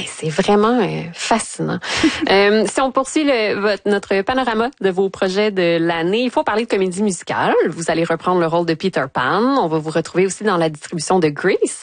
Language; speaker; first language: French; native; French